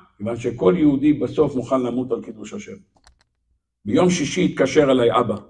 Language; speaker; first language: Hebrew; native; Hebrew